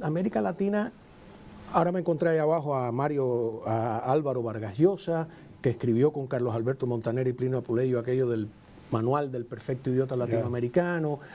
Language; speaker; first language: Spanish; native; Spanish